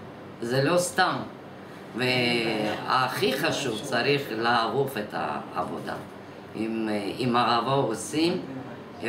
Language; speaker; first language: Hebrew; non-native, fluent; Russian